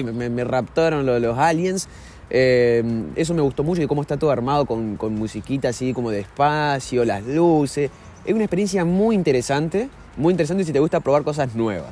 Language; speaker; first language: Spanish; native; Spanish